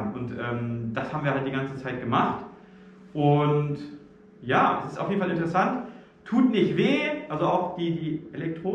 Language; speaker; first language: German; native; German